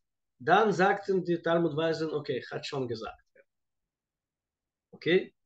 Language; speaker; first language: German; non-native, fluent; Russian